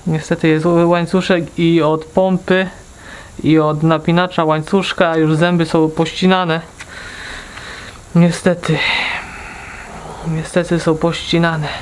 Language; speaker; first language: Polish; native; Polish